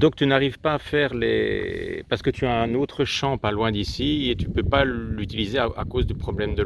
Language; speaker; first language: French; native; French